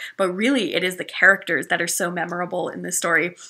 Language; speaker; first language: English; native; English